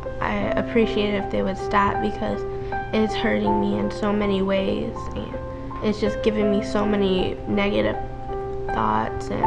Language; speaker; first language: English; native; English